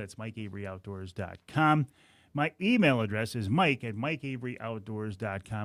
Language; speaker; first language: English; native; English